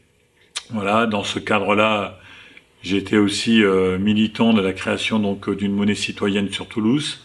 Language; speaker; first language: French; native; French